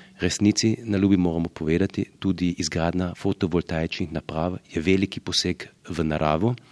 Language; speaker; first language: Slovenian; native; Slovenian